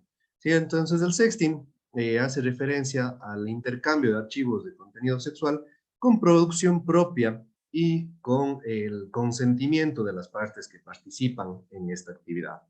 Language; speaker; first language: Spanish; native; Spanish